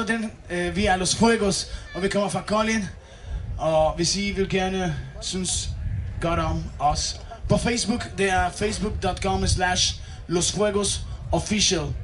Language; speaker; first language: Danish; non-native, learner; Spanish